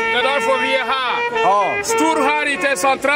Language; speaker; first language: Swedish; non-native, learner; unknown